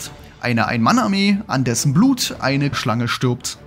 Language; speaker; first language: German; native; German